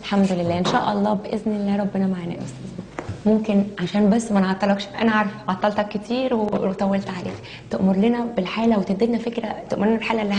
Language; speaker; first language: Arabic; native; Arabic